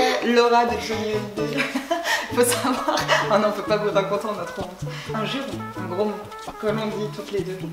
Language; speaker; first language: French; native; French